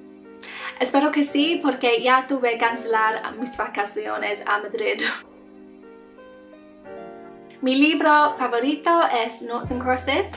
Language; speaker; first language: Spanish; non-native, learner; English